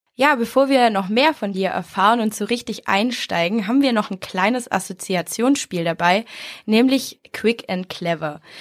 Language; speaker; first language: German; native; German